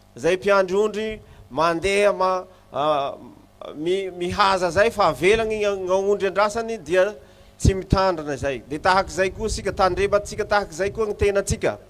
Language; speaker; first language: Malagasy; native; Malagasy